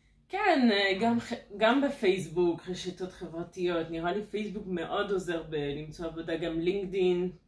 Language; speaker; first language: Hebrew; non-native, fluent; French